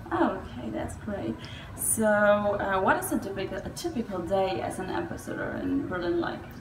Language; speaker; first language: English; non-native, fluent; German